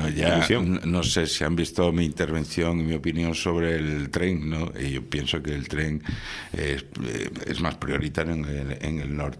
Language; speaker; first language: Spanish; native; Spanish